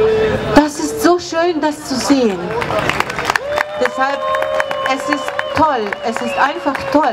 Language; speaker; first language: German; non-native, fluent; Russian